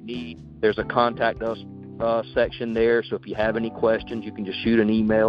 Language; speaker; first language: English; native; English